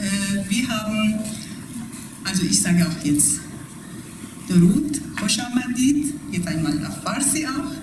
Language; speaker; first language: German; non-native, fluent; Persian